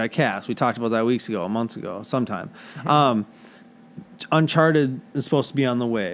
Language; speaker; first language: English; native; English